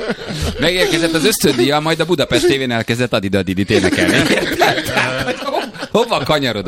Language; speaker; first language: Hungarian; native; Hungarian